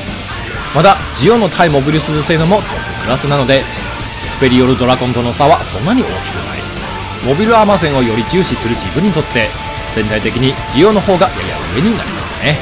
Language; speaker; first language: Japanese; non-native, fluent; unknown